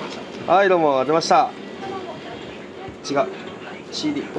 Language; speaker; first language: Japanese; native; Japanese